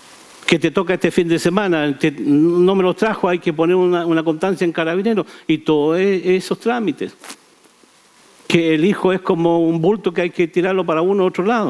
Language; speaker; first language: Spanish; native; Spanish